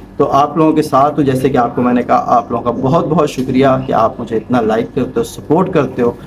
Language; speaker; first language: Urdu; non-native, local second language; Punjabi